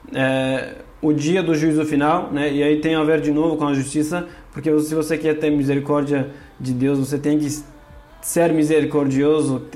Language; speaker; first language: Portuguese; non-native, fluent; Turkish